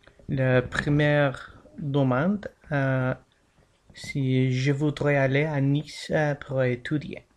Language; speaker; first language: French; non-native, learner; English